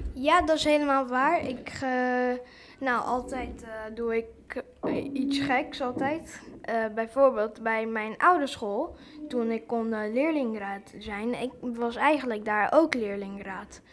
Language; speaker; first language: Dutch; early bilingual, other home language; English